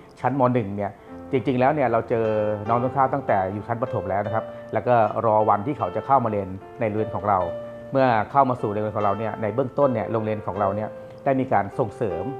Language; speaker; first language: Thai; native; Thai